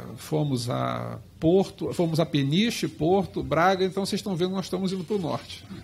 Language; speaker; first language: Portuguese; native; Portuguese